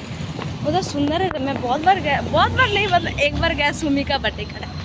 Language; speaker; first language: Hindi; non-native, local second language; Bangla